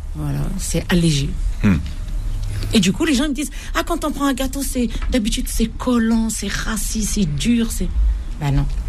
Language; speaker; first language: French; non-native, local second language; Arabic